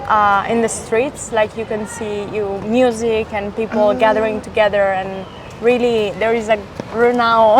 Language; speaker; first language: English; non-native, fluent; Italian